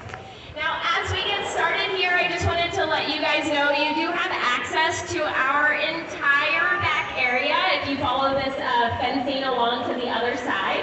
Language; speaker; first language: English; native; English